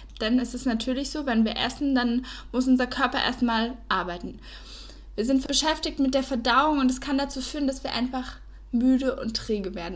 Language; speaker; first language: German; native; German